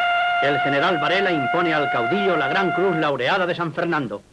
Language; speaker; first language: Spanish; native; Spanish